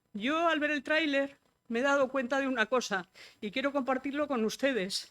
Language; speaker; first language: Spanish; native; Spanish